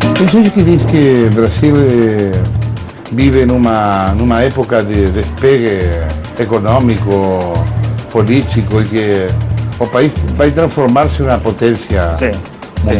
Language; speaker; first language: Portuguese; non-native, learner; Spanish